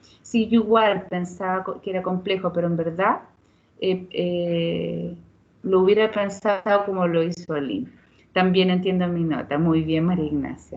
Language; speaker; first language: Spanish; native; Spanish